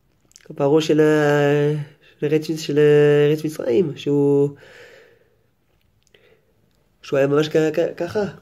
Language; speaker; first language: Hebrew; non-native, fluent; French